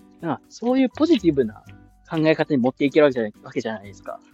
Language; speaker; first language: Japanese; native; Japanese